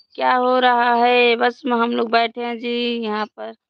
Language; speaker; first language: Hindi; native; Hindi